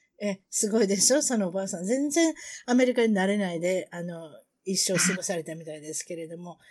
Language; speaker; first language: Japanese; native; Japanese